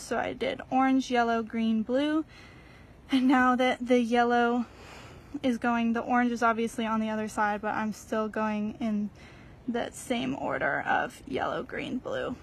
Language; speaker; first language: English; native; English